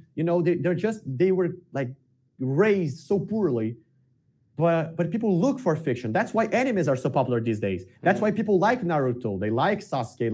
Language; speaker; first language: English; non-native, fluent; Portuguese